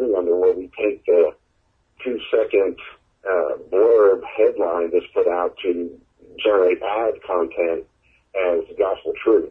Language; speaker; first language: English; native; English